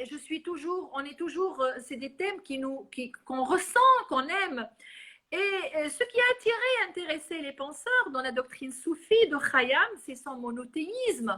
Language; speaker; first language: French; non-native, local second language; Arabic